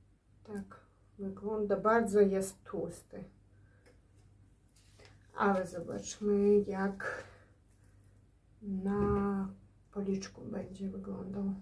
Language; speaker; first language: Polish; non-native, learner; Ukrainian